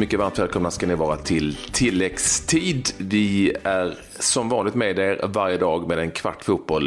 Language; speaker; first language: Swedish; native; Swedish